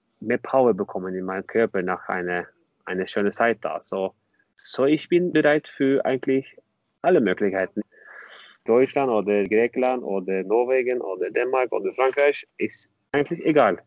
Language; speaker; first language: German; non-native, fluent; Norwegian